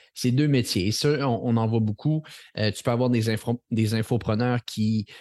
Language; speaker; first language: French; native; French